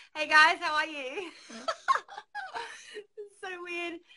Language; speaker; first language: English; native; English